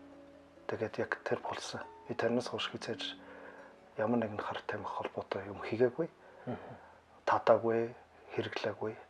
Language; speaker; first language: Mongolian; non-native, fluent; German